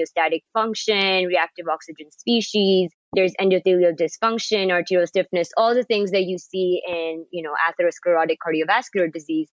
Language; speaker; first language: English; non-native, local second language; Urdu